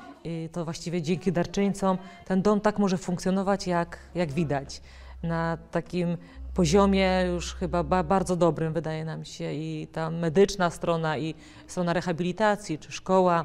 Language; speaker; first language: Polish; native; Polish